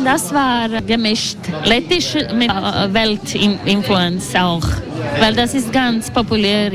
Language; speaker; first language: German; non-native, learner; Latvian